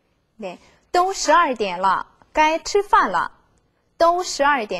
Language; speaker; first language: Chinese; non-native, fluent; Korean